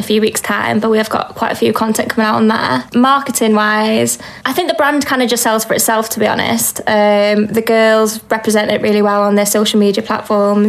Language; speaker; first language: English; native; English